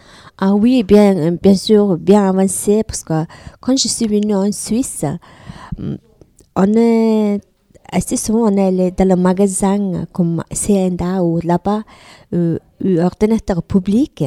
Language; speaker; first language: French; non-native, learner; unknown